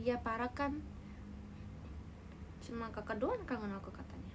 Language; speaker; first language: Indonesian; native; Indonesian